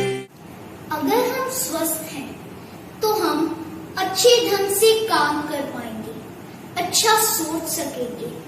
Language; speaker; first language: Hindi; native; Hindi